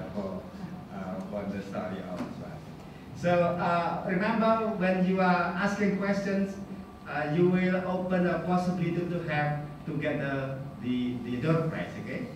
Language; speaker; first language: English; non-native, fluent; Indonesian